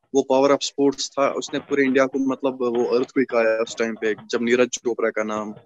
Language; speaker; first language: Hindi; native; Hindi